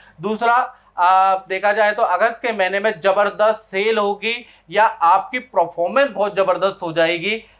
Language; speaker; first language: Hindi; native; Hindi